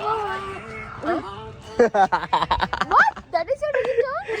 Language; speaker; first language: English; non-native, fluent; Sinhala